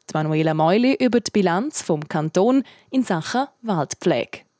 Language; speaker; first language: German; native; German